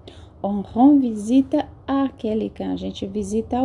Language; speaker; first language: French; non-native, fluent; Portuguese